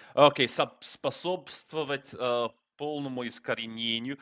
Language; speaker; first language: Russian; non-native, fluent; English